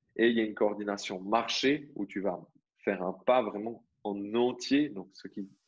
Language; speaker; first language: French; native; French